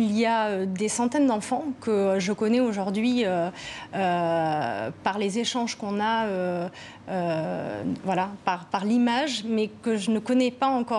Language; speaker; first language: French; native; French